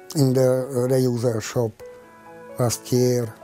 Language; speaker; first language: English; non-native, learner; Hungarian